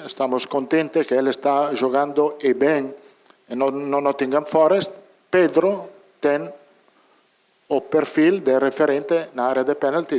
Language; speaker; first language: Spanish; non-native, fluent; Italian